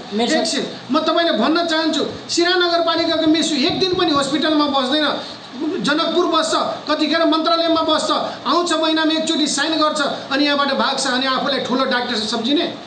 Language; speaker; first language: Nepali; non-native, local second language; Maithili